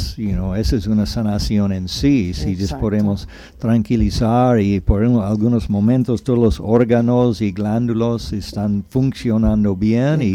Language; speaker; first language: Spanish; non-native, fluent; English